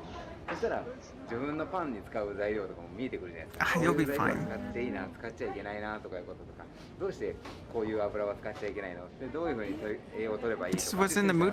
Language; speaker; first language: Japanese; native; Japanese